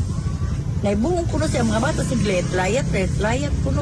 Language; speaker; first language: Cebuano; native; Cebuano